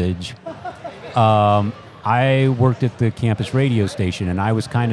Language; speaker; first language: English; native; English